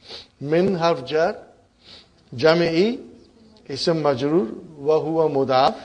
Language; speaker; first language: Arabic; non-native, fluent; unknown